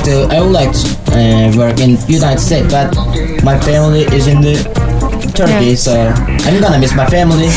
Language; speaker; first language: English; non-native, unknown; Turkish